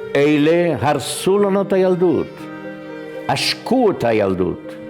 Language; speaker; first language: Hebrew; non-native, fluent; Yiddish